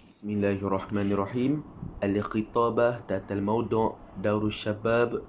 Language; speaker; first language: Arabic; non-native, learner; Malay